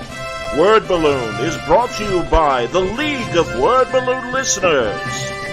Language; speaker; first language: English; native; English